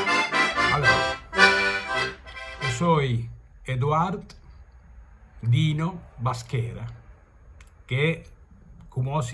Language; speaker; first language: Italian; early bilingual, heritage; Spanish